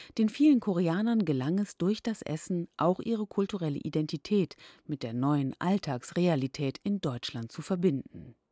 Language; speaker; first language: German; native; German